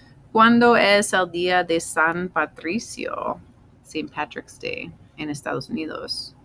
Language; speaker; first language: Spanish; non-native, fluent; English